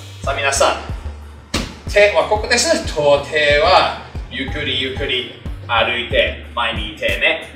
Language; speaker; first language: Japanese; non-native, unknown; English